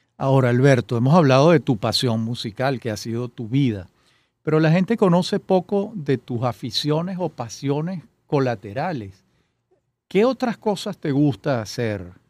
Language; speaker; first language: Spanish; native; Spanish